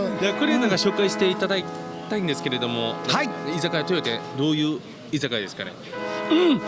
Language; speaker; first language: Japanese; non-native, fluent; Korean